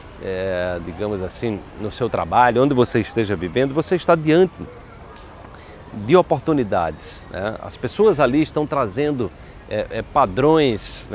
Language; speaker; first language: Portuguese; native; Portuguese